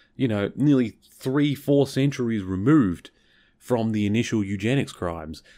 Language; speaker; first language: English; native; English